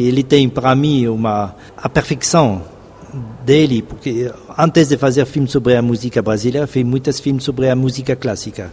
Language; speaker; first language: Portuguese; non-native, fluent; French